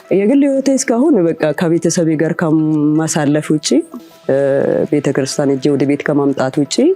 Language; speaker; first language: Amharic; non-native, local second language; Oromo